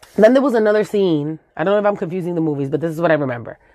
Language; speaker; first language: English; early bilingual, other home language; Spanish